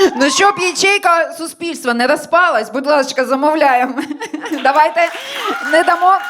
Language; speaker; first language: Ukrainian; non-native, local second language; Russian